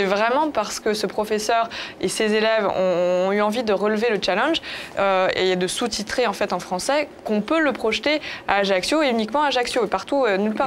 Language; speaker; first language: French; native; French